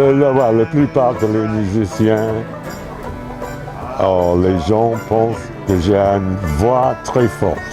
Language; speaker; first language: French; non-native, fluent; English